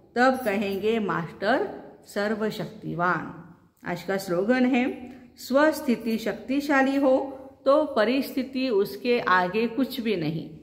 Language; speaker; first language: Hindi; non-native, local second language; Marathi